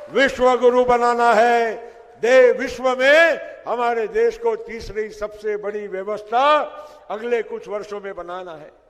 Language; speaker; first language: Hindi; non-native, local second language; Gujarati